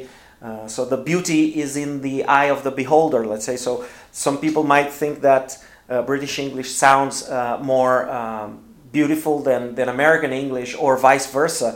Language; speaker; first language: English; non-native, fluent; Portuguese